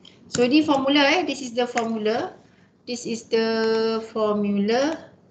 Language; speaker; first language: English; non-native, local second language; Malay